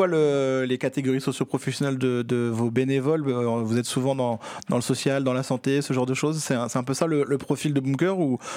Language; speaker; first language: French; native; French